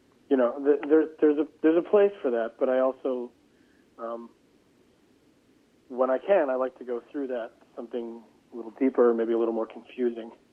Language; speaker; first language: English; native; English